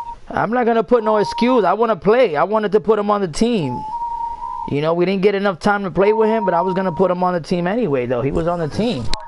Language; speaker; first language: English; early bilingual, other home language; Spanish